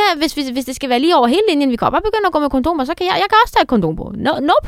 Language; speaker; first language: Danish; native; Danish